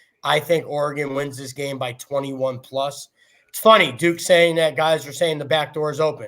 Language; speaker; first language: English; native; English